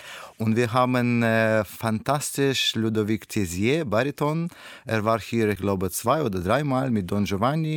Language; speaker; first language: German; non-native, learner; Russian